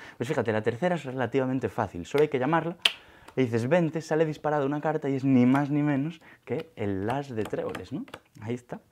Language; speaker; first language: Spanish; native; Spanish